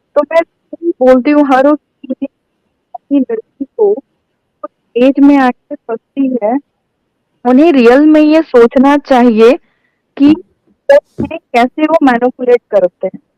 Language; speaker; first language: Hindi; native; Hindi